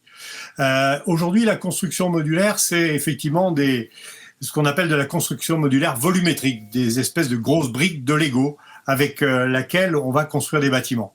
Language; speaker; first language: French; native; French